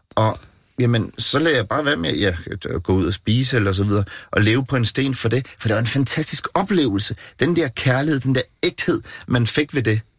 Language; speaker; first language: Danish; native; Danish